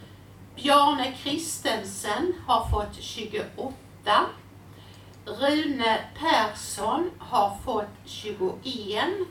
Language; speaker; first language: Swedish; native; Swedish